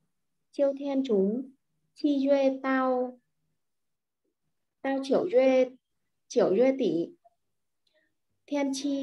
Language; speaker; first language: Chinese; non-native, learner; Vietnamese